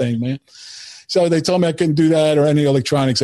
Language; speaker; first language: English; early bilingual, other home language; Spanish